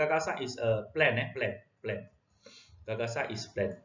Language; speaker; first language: English; non-native, local second language; Malay